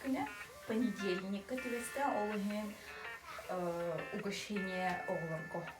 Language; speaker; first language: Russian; non-native, local second language; Yakut